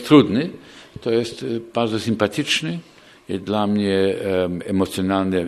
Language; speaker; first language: Polish; early bilingual, heritage; English